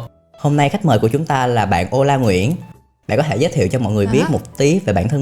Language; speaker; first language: Vietnamese; native; Vietnamese